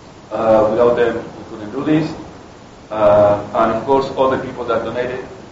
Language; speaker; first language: English; non-native, fluent; Spanish